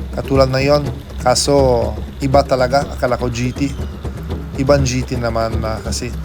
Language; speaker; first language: Filipino; non-native, fluent; Italian